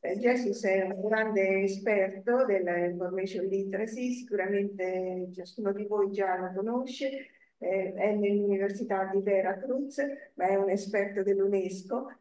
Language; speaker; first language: Italian; native; Italian